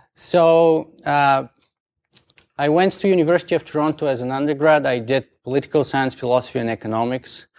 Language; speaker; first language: English; non-native, fluent; Bulgarian